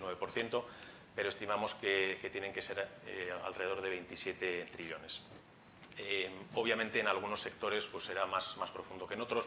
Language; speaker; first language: Spanish; native; Spanish